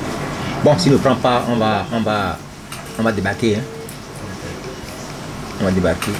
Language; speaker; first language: French; non-native, local second language; Fon